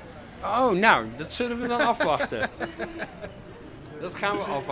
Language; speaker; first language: Dutch; native; Dutch